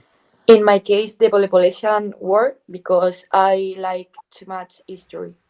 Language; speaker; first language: English; non-native, learner; Spanish